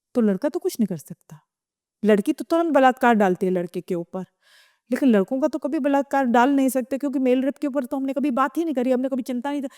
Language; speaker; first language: Hindi; native; Hindi